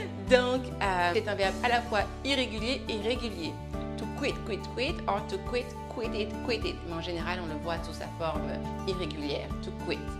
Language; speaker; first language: French; native; French